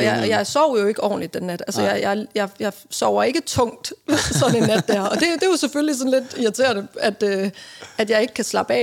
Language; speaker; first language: Danish; native; Danish